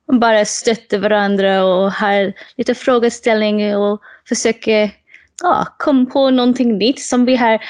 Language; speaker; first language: Swedish; non-native, fluent; English